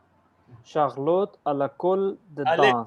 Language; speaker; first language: French; non-native, learner; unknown